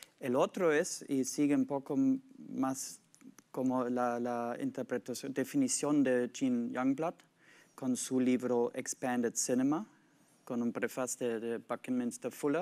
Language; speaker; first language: Spanish; non-native, learner; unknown